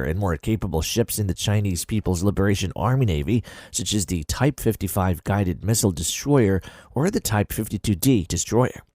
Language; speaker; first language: English; non-native, fluent; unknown